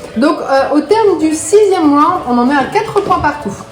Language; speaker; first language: French; native; French